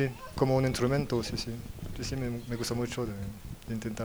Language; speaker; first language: Spanish; non-native, learner; French